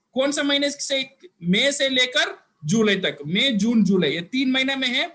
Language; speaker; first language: Hindi; non-native, local second language; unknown